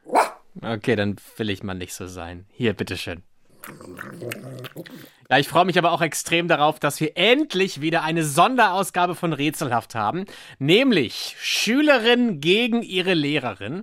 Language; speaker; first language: German; native; German